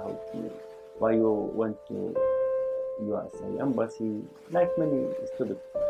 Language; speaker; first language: English; non-native, learner; Arabic